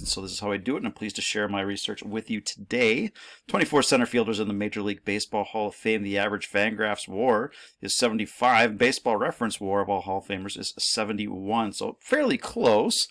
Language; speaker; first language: English; native; English